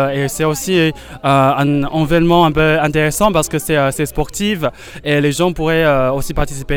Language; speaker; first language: French; non-native, learner; Chinese